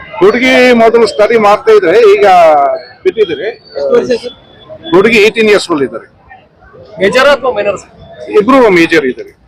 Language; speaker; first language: Kannada; non-native, fluent; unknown